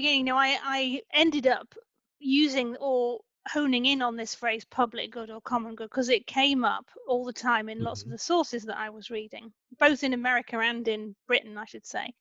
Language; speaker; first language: English; native; English